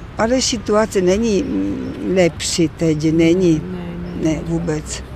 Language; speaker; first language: Czech; non-native, learner; Italian